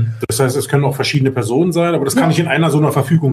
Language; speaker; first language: German; native; German